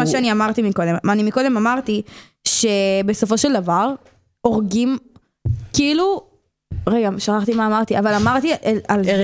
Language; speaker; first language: Hebrew; native; Hebrew